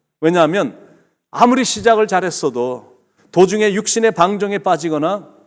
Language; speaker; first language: Korean; native; Korean